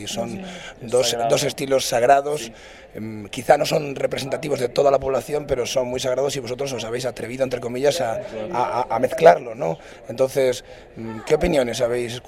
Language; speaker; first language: Spanish; native; Spanish